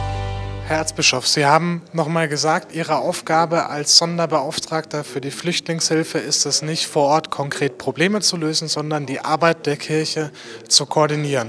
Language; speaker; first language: German; native; German